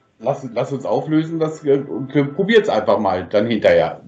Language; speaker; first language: German; native; German